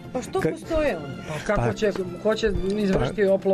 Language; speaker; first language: Serbian; native; Serbian